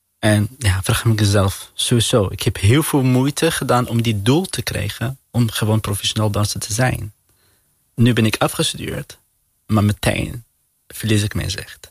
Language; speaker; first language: Dutch; non-native, learner; Arabic